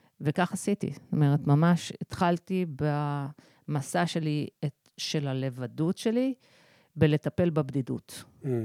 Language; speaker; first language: Hebrew; early bilingual, other home language; English